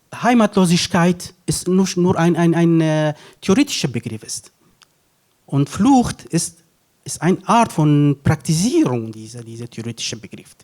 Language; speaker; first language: German; non-native, fluent; Kurdish